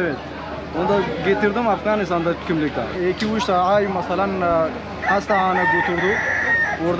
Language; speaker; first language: Turkish; non-native, learner; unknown